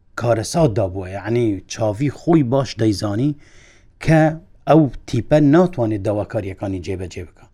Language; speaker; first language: Central Kurdish; non-native, local second language; Kurdish